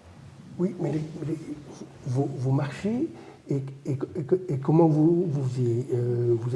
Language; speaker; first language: French; non-native, fluent; Spanish